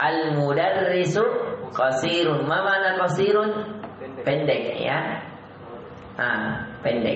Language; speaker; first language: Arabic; non-native, fluent; Indonesian